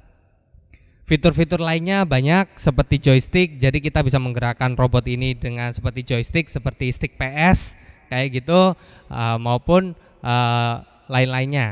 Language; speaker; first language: Indonesian; native; Indonesian